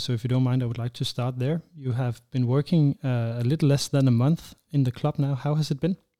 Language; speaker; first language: English; non-native, fluent; Danish